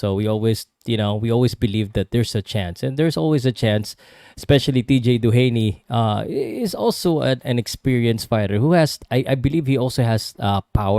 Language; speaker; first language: English; non-native, local second language; Filipino